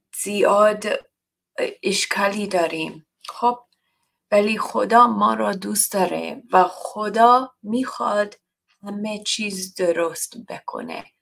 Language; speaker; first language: Persian; non-native, learner; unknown